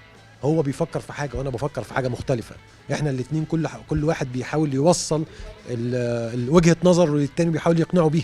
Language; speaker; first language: Arabic; native; Arabic